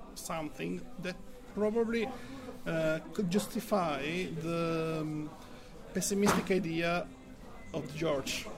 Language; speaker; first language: English; non-native, learner; Italian